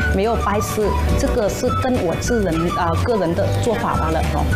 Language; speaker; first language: Chinese; non-native, fluent; Vietnamese